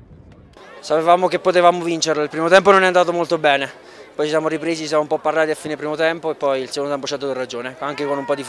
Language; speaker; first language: Italian; native; Italian